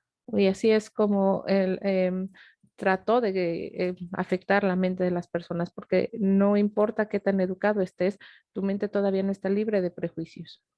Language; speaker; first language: Spanish; native; Spanish